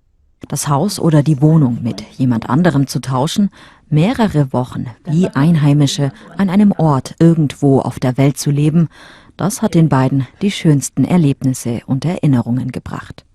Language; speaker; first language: German; native; German